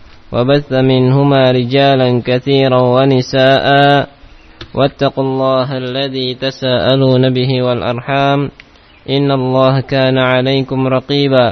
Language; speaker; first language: Arabic; non-native, fluent; Indonesian